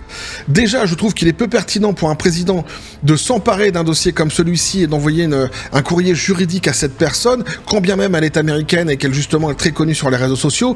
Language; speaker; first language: French; native; French